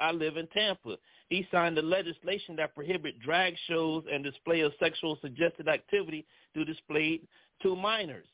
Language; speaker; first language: English; native; English